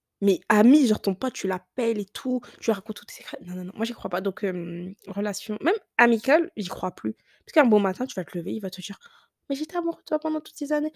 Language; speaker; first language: French; early bilingual, other home language; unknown